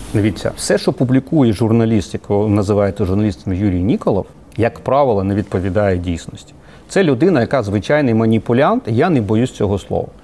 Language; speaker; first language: Ukrainian; native; Ukrainian